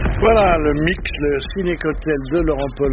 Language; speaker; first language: French; native; French